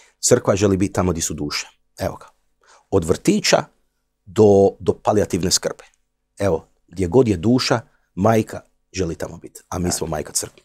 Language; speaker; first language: Croatian; early bilingual, heritage; Croatian